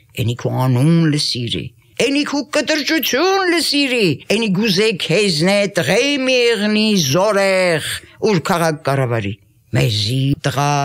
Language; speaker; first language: Armenian; native; Armenian